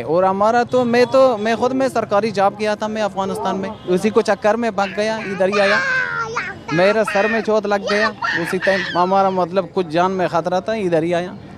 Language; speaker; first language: Hindi; non-native, learner; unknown